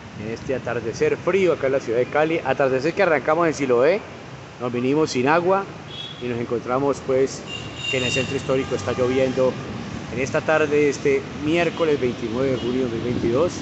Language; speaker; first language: Spanish; native; Spanish